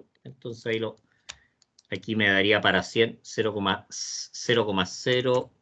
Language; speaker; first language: Spanish; native; Spanish